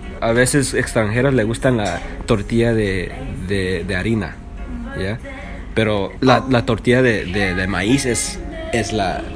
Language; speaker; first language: Spanish; early bilingual, heritage; Spanish